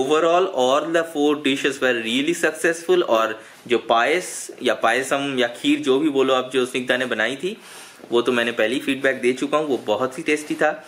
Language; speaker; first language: Hindi; non-native, local second language; Bangla